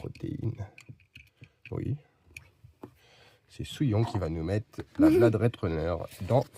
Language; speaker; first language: French; native; French